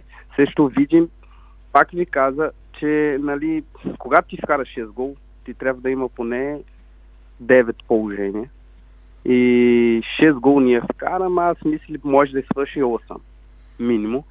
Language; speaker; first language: Bulgarian; non-native, learner; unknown